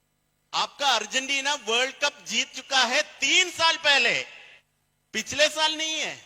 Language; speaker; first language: Hindi; non-native, local second language; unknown